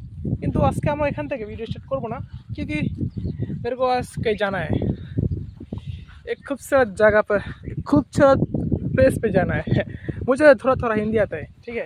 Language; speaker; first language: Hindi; non-native, fluent; Bangla